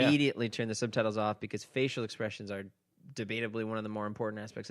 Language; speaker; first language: English; native; English